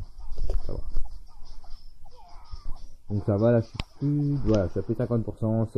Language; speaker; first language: French; native; French